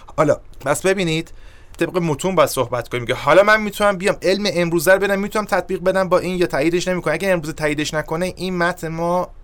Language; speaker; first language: Persian; native; Persian